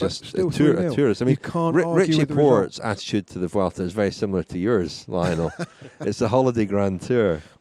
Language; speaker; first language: English; native; English